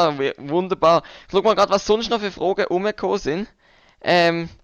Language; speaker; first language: German; native; German